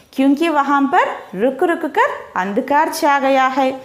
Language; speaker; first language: Hindi; non-native, local second language; Telugu